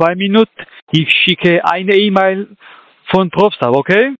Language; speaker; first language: German; non-native, learner; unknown